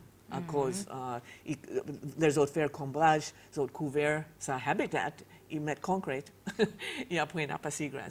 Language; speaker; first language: Haitian Creole; non-native, fluent; English